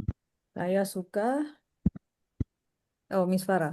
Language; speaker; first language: Indonesian; non-native, learner; Malay